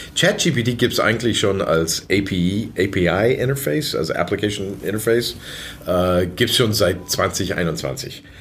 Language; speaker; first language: German; early bilingual, other home language; English